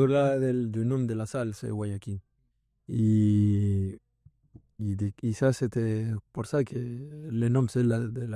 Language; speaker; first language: French; non-native, fluent; Spanish